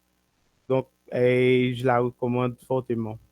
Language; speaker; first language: French; non-native, local second language; Haitian Creole